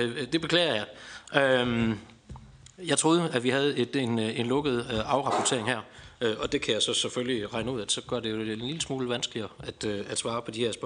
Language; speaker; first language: Danish; native; Danish